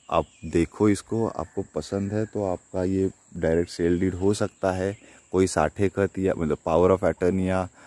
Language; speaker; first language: Hindi; non-native, local second language; Marathi